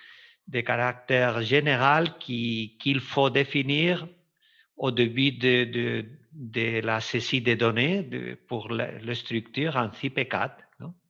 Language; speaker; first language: French; non-native, fluent; Spanish